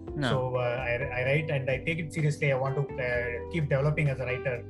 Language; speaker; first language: English; non-native, local second language; Tamil